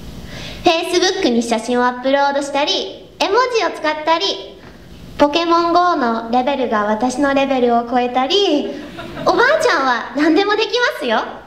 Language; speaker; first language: Japanese; non-native, learner; English